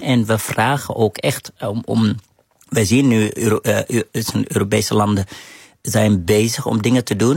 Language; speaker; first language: Dutch; non-native, fluent; Arabic